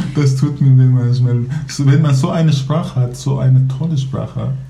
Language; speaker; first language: German; non-native, fluent; Kurdish